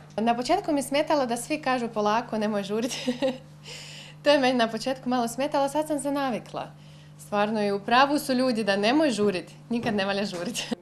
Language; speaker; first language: Croatian; non-native, fluent; Russian